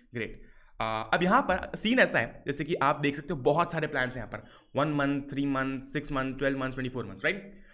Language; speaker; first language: Hindi; native; Hindi